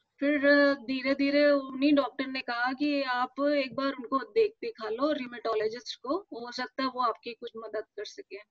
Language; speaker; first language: Hindi; native; Hindi